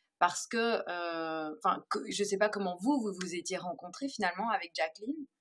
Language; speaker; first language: French; native; French